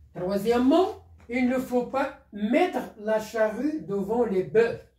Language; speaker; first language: French; non-native, local second language; Arabic